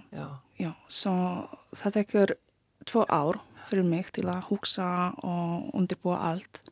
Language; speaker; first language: Icelandic; non-native, learner; Polish